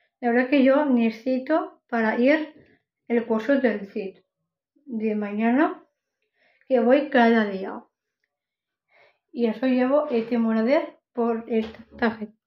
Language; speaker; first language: Spanish; non-native, local second language; Catalan